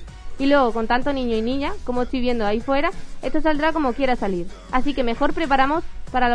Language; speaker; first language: Spanish; native; Spanish